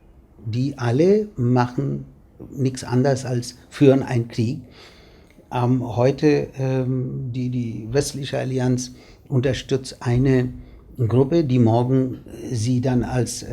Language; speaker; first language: German; non-native, fluent; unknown